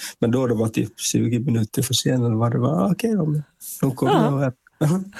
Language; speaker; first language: Swedish; non-native, fluent; Vietnamese